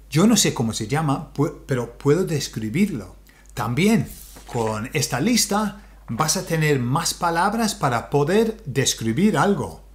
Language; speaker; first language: Spanish; non-native, fluent; English